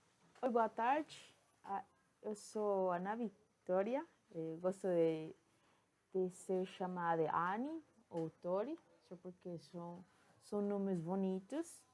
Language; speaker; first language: Portuguese; non-native, fluent; Spanish